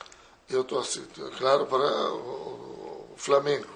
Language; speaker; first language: Portuguese; non-native, fluent; Persian